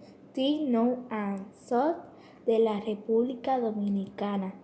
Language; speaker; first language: Catalan; non-native, learner; Spanish